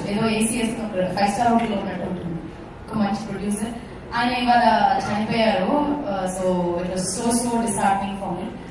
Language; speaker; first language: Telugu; non-native, fluent; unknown